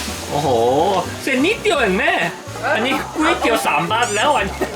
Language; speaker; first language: Thai; non-native, fluent; Korean